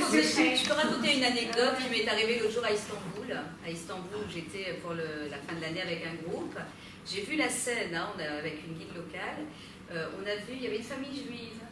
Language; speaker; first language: French; native; French